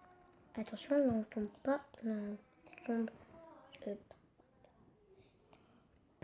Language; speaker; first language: French; native; French